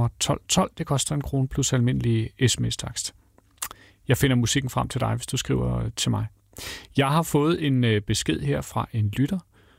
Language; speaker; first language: Danish; native; Danish